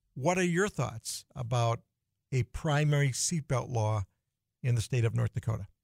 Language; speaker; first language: English; native; English